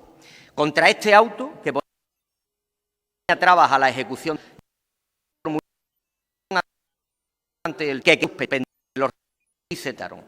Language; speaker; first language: Spanish; native; Spanish